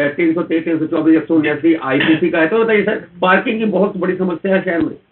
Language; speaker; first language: Hindi; native; Hindi